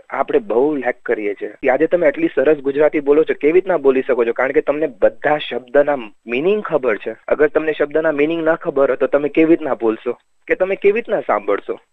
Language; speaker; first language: Gujarati; early bilingual, heritage; Gujarati